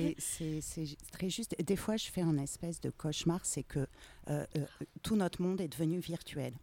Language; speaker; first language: French; native; French